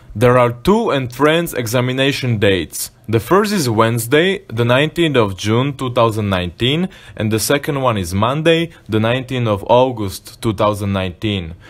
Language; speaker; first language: English; non-native, fluent; Slovak